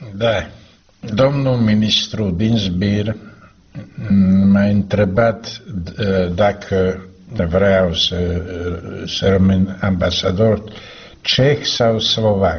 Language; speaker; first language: Romanian; non-native, fluent; Slovak